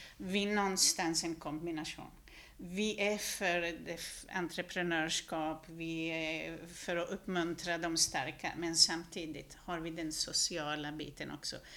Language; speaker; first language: Swedish; non-native, fluent; Hungarian